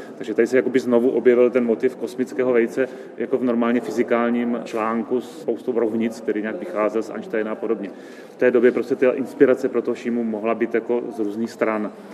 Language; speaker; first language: Czech; native; Czech